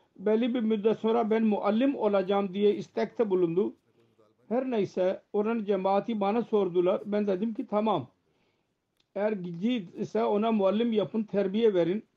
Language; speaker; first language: Turkish; non-native, fluent; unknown